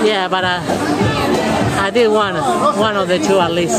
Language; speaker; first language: English; non-native, fluent; Spanish